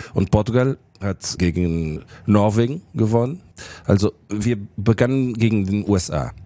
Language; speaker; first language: German; non-native, fluent; Portuguese